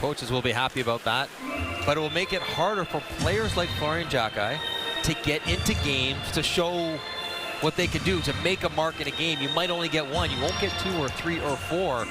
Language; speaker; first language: English; native; English